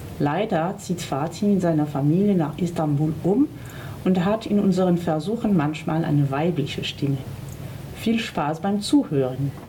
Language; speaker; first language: German; non-native, fluent; French